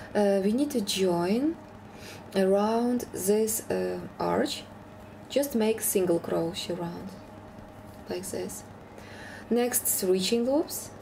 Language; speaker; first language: English; non-native, fluent; Ukrainian